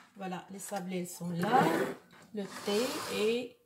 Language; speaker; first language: French; non-native, local second language; Arabic